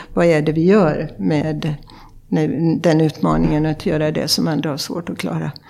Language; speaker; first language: Swedish; native; Swedish